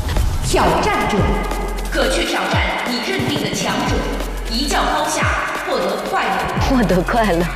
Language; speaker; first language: Chinese; native; Chinese